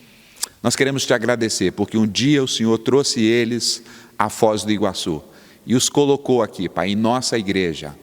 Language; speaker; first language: Portuguese; native; Portuguese